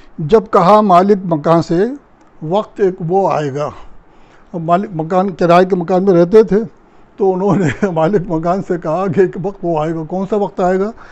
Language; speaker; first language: Urdu; native; Urdu